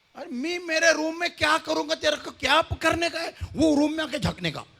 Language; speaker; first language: Hindi; non-native, local second language; Marathi